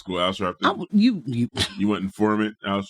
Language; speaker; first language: English; native; English